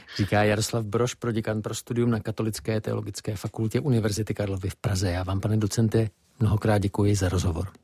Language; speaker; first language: Czech; native; Czech